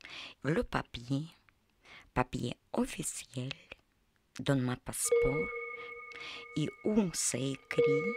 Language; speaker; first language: French; non-native, learner; Russian